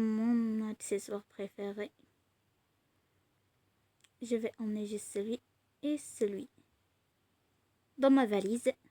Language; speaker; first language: French; non-native, learner; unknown